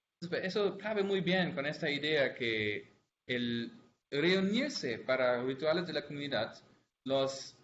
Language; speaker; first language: Spanish; non-native, fluent; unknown